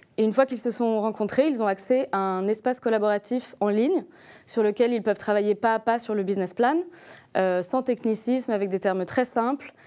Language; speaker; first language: French; native; French